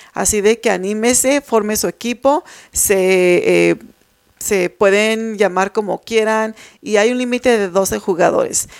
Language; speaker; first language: Spanish; early bilingual, heritage; Spanish